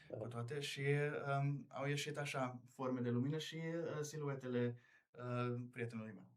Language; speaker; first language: Romanian; early bilingual, heritage; Romanian